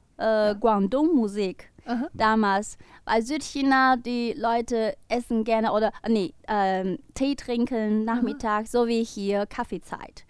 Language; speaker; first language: German; non-native, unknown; Chinese